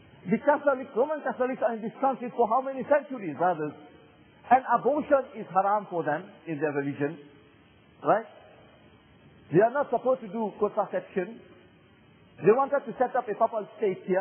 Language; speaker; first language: English; non-native, fluent; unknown